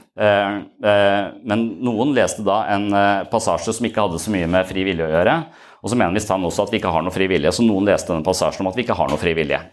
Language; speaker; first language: Norwegian; native; Norwegian